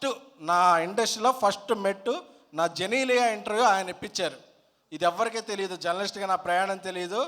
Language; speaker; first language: Telugu; native; Telugu